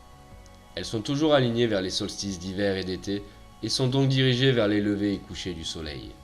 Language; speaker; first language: French; native; French